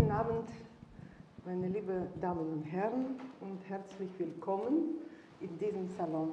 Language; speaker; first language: German; non-native, fluent; Russian